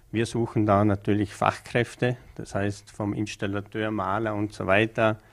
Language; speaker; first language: German; native; German